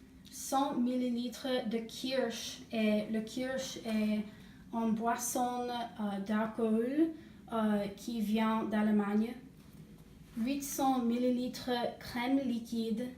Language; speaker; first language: French; non-native, learner; English